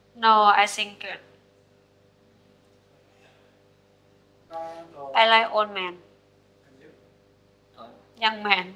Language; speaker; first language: English; non-native, learner; Thai